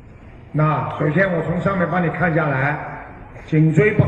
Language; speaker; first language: Chinese; native; Chinese